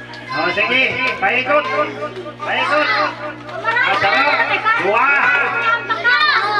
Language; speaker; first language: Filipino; non-native, local second language; Bikol